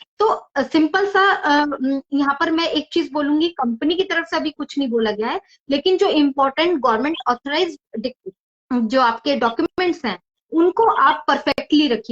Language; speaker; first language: Hindi; native; Hindi